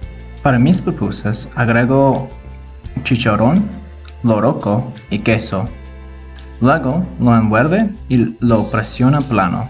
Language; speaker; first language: Spanish; non-native, learner; English